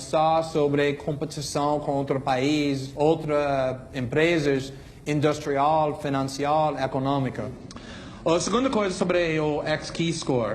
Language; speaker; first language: Portuguese; non-native, fluent; English